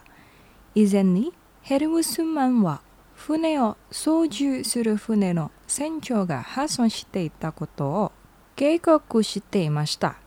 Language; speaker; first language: Japanese; non-native, learner; Indonesian